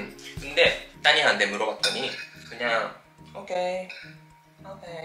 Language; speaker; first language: Korean; non-native, fluent; Japanese